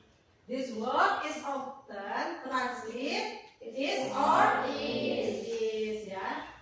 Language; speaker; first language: English; non-native, learner; Indonesian